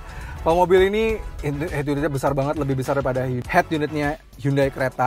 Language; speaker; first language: Indonesian; native; Indonesian